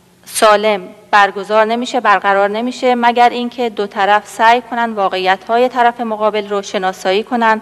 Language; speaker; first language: Persian; native; Persian